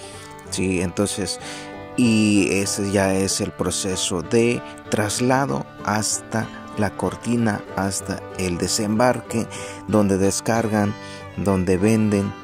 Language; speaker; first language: Spanish; native; Spanish